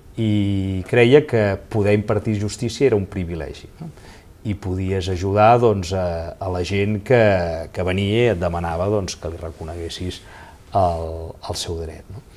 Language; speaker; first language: Catalan; native; Catalan